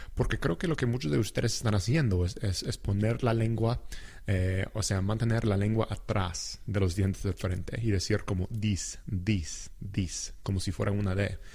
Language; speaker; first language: Spanish; non-native, fluent; English